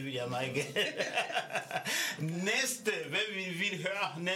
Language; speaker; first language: Danish; non-native, fluent; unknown